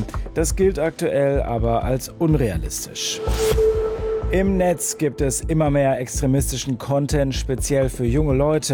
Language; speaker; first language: German; native; German